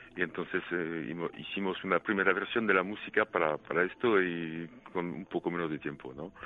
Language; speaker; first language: Spanish; non-native, fluent; French